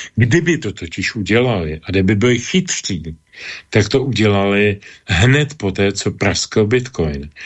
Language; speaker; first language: Czech; native; Czech